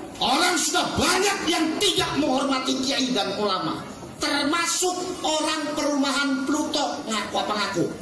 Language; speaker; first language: Indonesian; non-native, local second language; Javanese